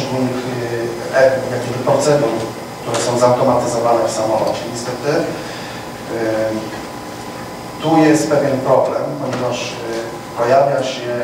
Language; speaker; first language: Polish; native; Polish